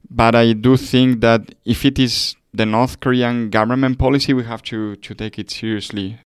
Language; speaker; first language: English; non-native, fluent; Spanish